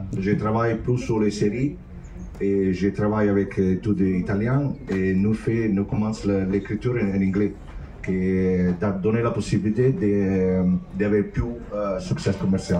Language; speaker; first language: French; non-native, fluent; Italian